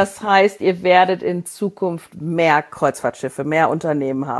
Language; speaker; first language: German; native; German